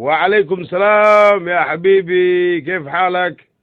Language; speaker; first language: Arabic; non-native, learner; Somali